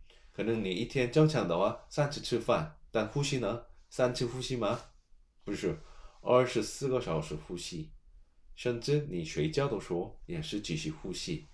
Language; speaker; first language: Chinese; non-native, learner; Korean